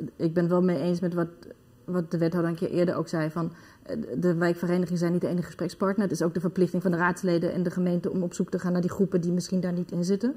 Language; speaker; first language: Dutch; non-native, fluent; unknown